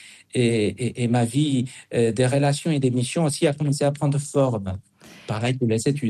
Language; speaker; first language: French; non-native, fluent; Spanish